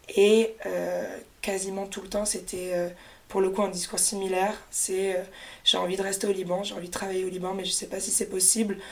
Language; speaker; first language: French; native; French